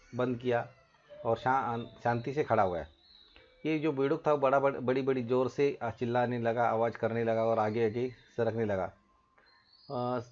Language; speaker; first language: Hindi; non-native, local second language; Marathi